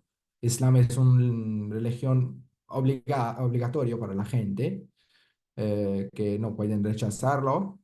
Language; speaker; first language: Spanish; non-native, fluent; Persian